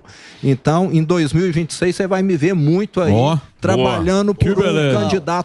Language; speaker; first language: Portuguese; native; Portuguese